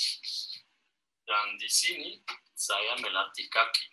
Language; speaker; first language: Indonesian; non-native, learner; German